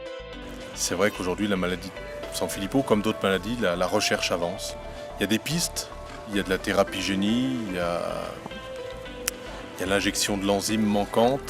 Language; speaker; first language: French; native; French